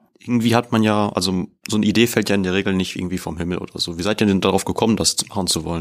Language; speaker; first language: German; native; German